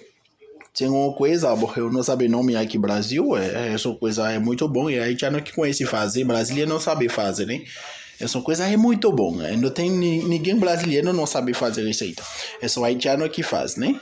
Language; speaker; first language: Portuguese; non-native, learner; Haitian Creole